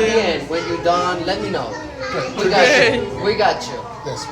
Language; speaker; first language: English; native; English